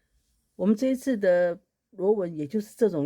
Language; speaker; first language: Chinese; native; Chinese